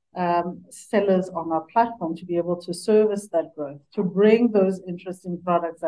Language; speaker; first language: English; non-native, local second language; Northern Sotho